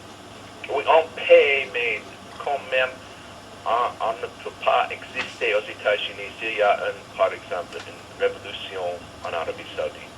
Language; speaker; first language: French; non-native, learner; English